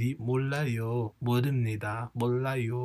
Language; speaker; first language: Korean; non-native, fluent; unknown